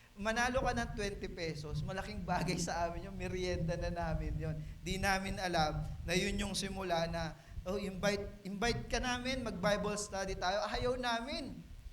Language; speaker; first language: Filipino; native; Filipino